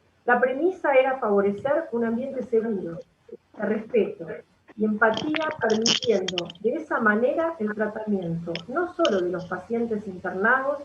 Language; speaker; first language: Spanish; native; Spanish